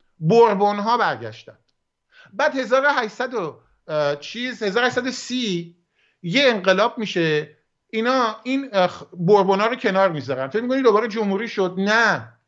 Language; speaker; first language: Persian; native; Persian